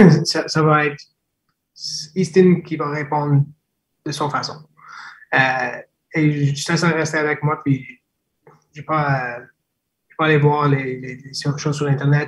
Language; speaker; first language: French; non-native, fluent; English